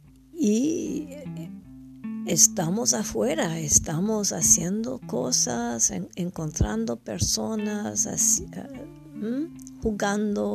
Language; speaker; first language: Spanish; non-native, fluent; English